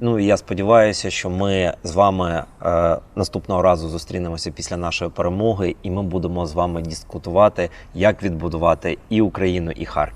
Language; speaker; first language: Ukrainian; native; Ukrainian